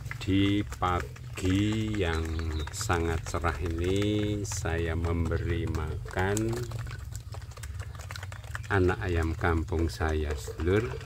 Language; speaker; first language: Indonesian; native; Indonesian